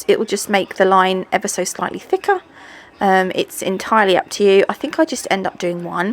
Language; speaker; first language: English; native; English